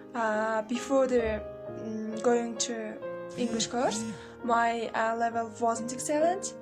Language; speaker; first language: English; non-native, learner; Kyrgyz